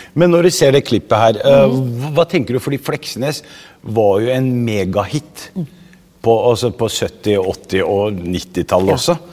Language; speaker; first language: Norwegian; early bilingual, other home language; Arabic